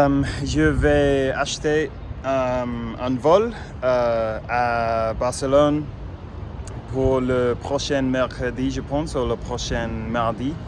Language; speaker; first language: French; non-native, fluent; English